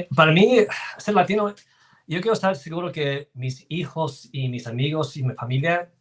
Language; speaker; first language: Spanish; early bilingual, heritage; Spanish